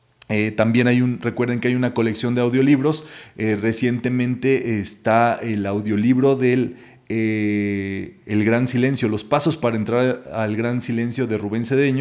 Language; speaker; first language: Spanish; native; Spanish